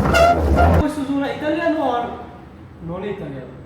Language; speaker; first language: Italian; non-native, learner; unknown